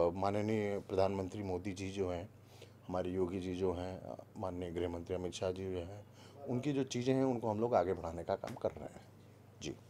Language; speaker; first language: Hindi; native; Hindi